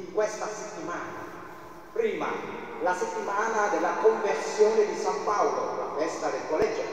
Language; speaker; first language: Italian; non-native, fluent; Vietnamese